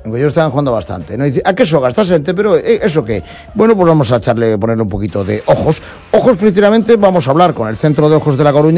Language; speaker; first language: Spanish; native; Spanish